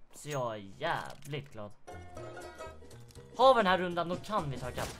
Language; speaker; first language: Swedish; native; Swedish